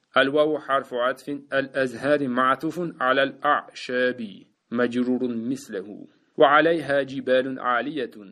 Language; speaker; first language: Arabic; non-native, fluent; Uzbek